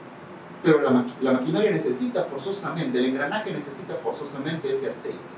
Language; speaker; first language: Spanish; native; Spanish